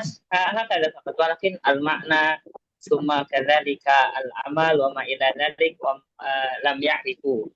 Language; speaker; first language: Arabic; non-native, learner; Indonesian